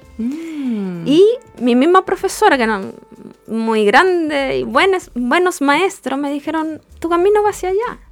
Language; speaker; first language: Spanish; non-native, fluent; Italian